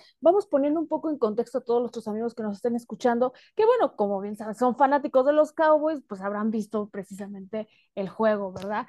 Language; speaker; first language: Spanish; native; Spanish